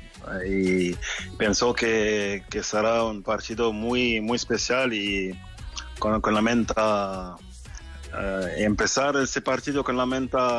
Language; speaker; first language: Spanish; non-native, fluent; French